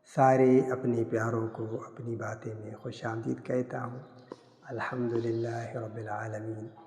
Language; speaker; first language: Urdu; non-native, local second language; Sindhi